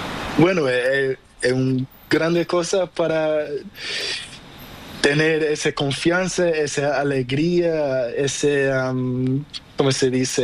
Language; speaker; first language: Spanish; non-native, learner; Portuguese